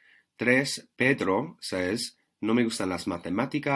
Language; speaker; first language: Spanish; non-native, fluent; English